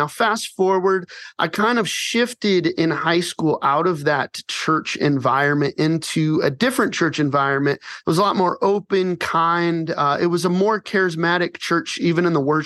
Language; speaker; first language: English; native; English